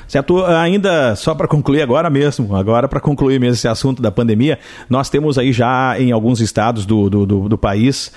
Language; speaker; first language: Portuguese; native; Portuguese